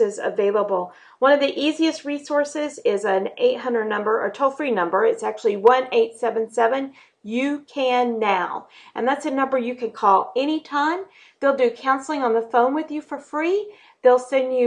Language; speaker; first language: English; native; English